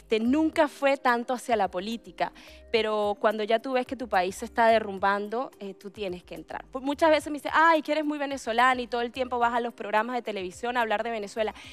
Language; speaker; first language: Spanish; native; Spanish